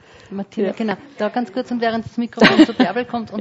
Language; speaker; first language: German; native; German